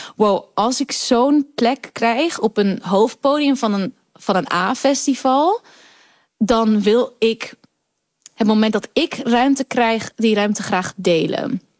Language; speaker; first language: Dutch; early bilingual, other home language; Kurdish